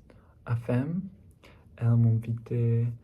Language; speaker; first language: French; non-native, learner; English